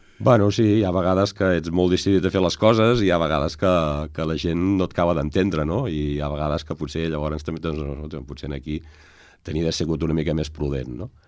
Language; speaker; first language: Catalan; native; Catalan